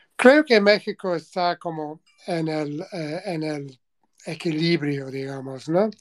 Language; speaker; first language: Spanish; non-native, fluent; English